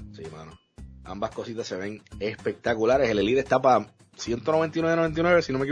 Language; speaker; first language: Spanish; native; Spanish